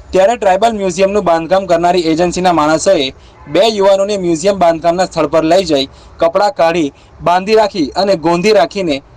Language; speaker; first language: Gujarati; non-native, local second language; Vasavi